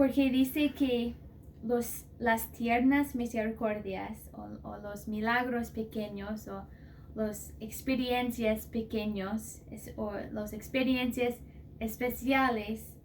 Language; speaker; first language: Spanish; non-native, fluent; English